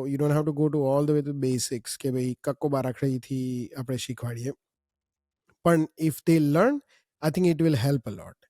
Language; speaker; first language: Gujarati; early bilingual, heritage; Gujarati